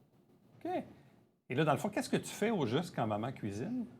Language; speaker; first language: French; native; French